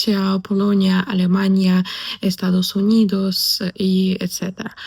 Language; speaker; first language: Spanish; non-native, fluent; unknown